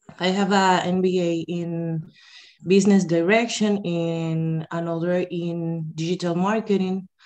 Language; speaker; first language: English; non-native, fluent; Spanish